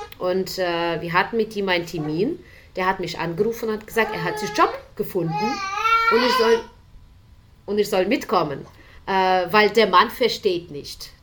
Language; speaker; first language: German; non-native, fluent; Ukrainian